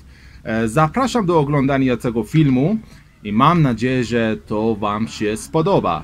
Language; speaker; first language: Polish; non-native, learner; Persian